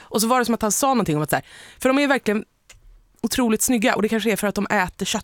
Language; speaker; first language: Swedish; native; Swedish